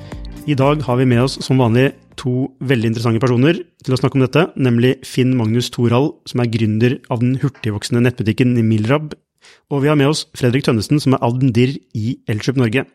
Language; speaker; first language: Norwegian; native; Norwegian